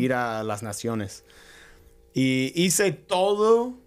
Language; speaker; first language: Spanish; non-native, fluent; English